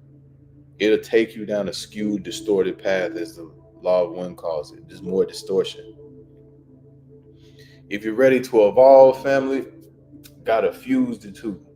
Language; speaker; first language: English; native; English